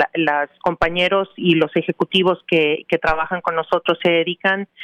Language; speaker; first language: Spanish; native; Spanish